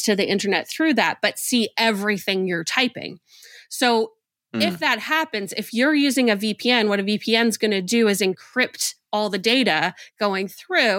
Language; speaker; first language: English; native; English